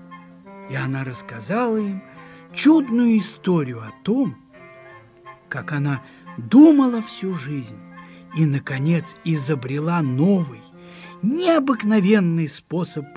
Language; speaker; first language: Russian; native; Russian